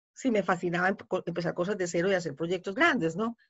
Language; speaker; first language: Spanish; native; Spanish